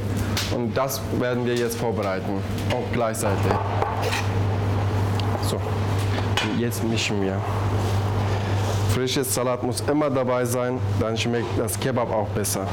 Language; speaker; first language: German; non-native, learner; Turkish